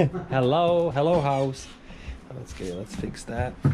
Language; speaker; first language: English; non-native, fluent; Czech